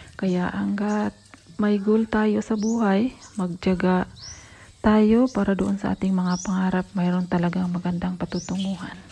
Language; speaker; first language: Filipino; non-native, local second language; Cebuano